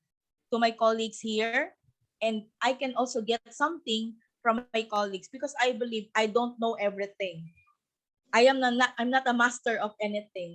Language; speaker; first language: English; non-native, local second language; Filipino